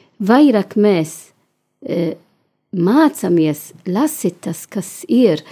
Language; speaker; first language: Latvian; non-native, learner; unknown